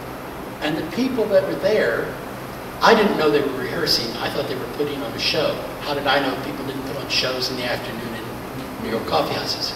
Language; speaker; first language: English; native; English